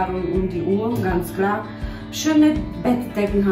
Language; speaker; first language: German; non-native, fluent; Polish